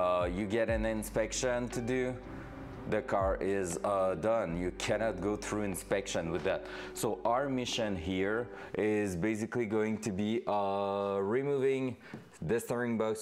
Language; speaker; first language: English; non-native, fluent; French